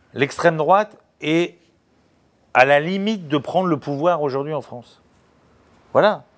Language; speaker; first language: French; native; French